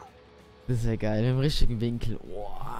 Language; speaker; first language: German; native; German